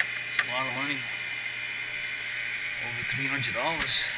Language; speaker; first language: English; native; English